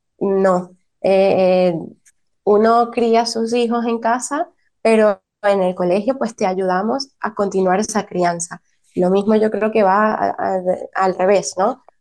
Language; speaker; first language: Spanish; native; Spanish